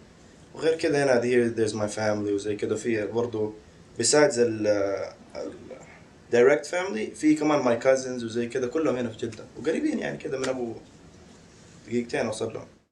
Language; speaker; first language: Arabic; native; Arabic